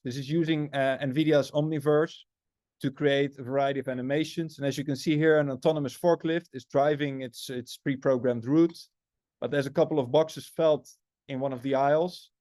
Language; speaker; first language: English; non-native, fluent; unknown